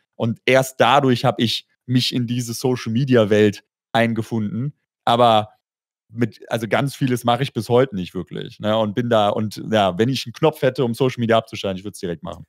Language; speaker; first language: German; native; German